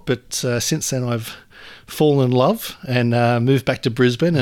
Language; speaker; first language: English; native; English